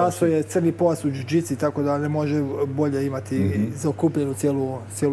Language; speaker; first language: Croatian; native; Croatian